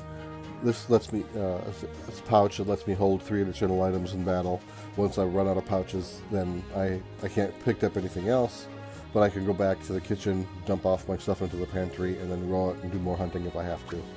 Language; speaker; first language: English; native; English